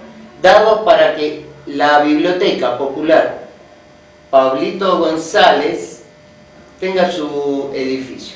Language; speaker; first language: Spanish; native; Spanish